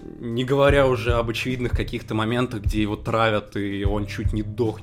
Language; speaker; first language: Russian; native; Russian